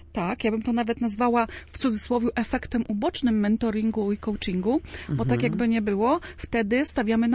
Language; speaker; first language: Polish; native; Polish